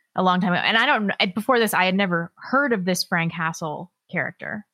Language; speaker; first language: English; native; English